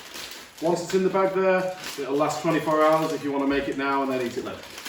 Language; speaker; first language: English; native; English